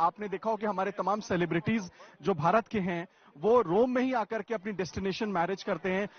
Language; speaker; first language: Hindi; native; Hindi